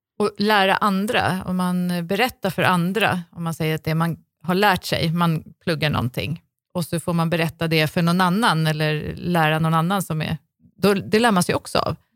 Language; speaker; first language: Swedish; native; Swedish